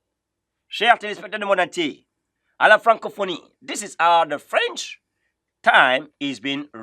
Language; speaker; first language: French; non-native, fluent; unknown